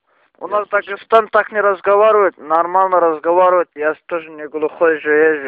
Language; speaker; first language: Russian; non-native, local second language; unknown